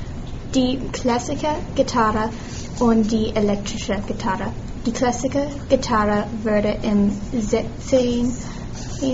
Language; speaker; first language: German; non-native, learner; English